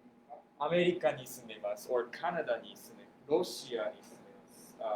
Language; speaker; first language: Japanese; non-native, fluent; English